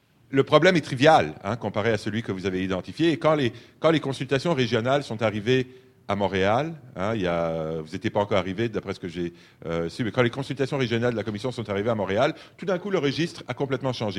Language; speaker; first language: French; native; French